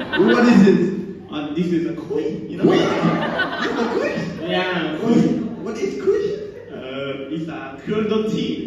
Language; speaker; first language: English; non-native, learner; Thai